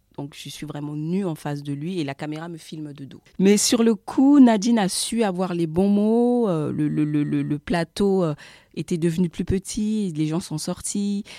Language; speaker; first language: French; early bilingual, other home language; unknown